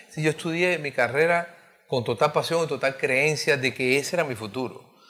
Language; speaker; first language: Spanish; native; Spanish